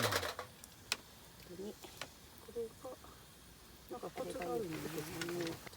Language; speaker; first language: Japanese; native; Japanese